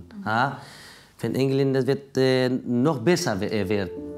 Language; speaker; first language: German; non-native, learner; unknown